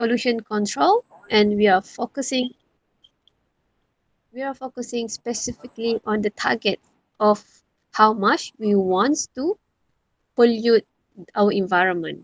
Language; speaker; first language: English; non-native, local second language; Malay